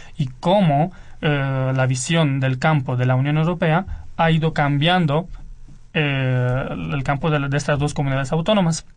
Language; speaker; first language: Spanish; non-native, fluent; Romanian